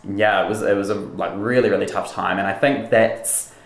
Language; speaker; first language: English; native; English